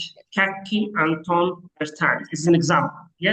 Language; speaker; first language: Indonesian; non-native, learner; Arabic